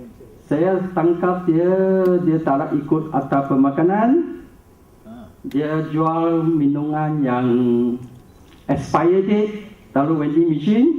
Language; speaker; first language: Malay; non-native, local second language; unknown